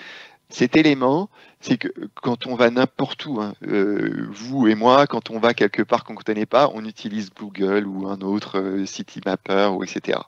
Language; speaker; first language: French; native; French